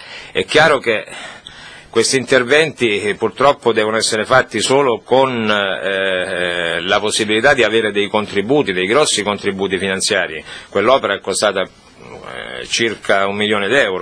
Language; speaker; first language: Italian; native; Italian